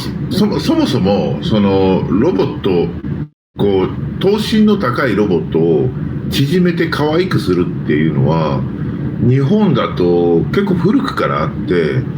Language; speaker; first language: Japanese; native; Japanese